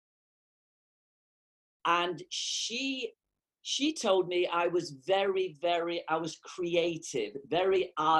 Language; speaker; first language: English; native; English